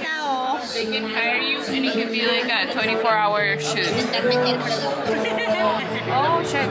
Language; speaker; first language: English; non-native, fluent; Spanish